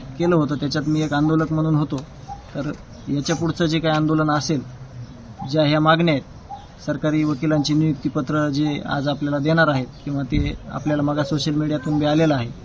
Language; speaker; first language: Marathi; native; Marathi